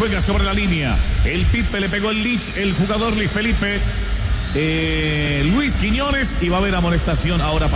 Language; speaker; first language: Spanish; native; Spanish